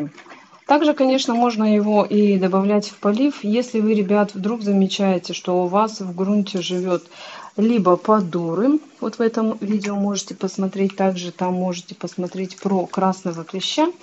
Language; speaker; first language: Russian; native; Russian